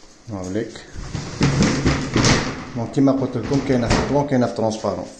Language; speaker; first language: Arabic; native; Arabic